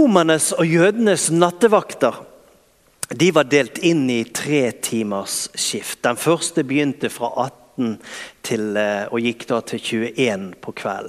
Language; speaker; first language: Norwegian; native; Norwegian